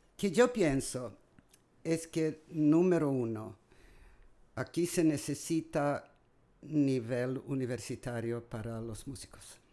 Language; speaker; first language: Spanish; non-native, fluent; Serbian